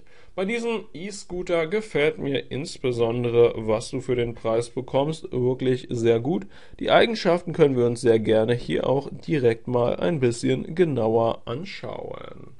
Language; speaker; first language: German; native; German